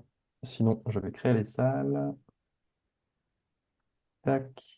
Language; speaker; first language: French; native; French